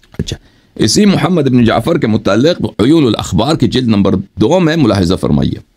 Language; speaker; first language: Urdu; non-native, fluent; Persian